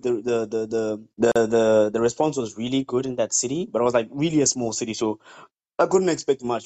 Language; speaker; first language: English; non-native, local second language; Tswana